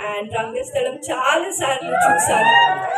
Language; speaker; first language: Telugu; non-native, learner; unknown